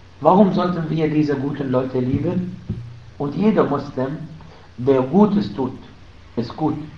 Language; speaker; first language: German; non-native, fluent; Arabic